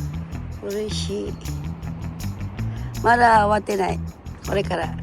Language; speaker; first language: Japanese; non-native, learner; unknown